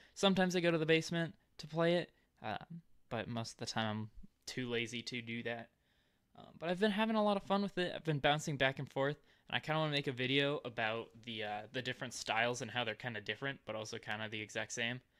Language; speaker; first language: English; native; English